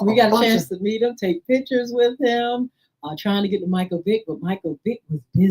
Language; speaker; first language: English; native; English